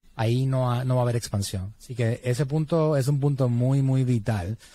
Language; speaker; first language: Spanish; native; Spanish